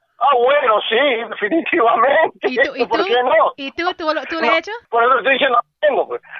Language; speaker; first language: Spanish; early bilingual, heritage; Spanish